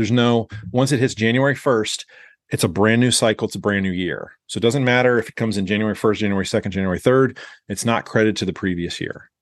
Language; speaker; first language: English; native; English